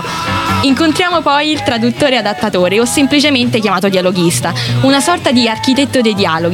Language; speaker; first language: Italian; native; Italian